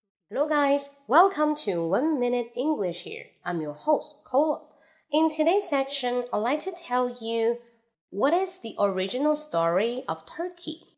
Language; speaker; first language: English; non-native, fluent; Chinese